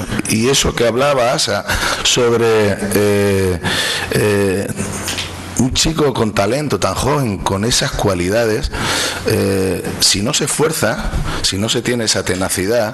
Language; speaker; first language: Spanish; native; Spanish